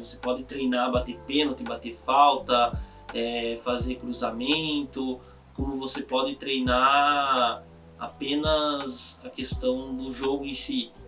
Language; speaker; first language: Portuguese; native; Portuguese